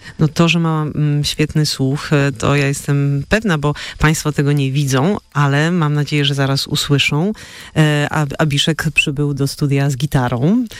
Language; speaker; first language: Polish; native; Polish